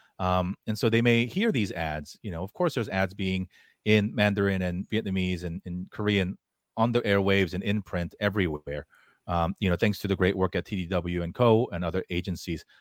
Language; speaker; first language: English; early bilingual, other home language; Korean